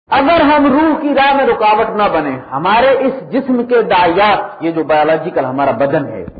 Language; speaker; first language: Urdu; non-native, local second language; Punjabi